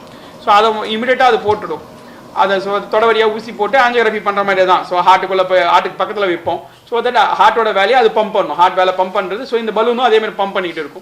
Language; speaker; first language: Tamil; native; Tamil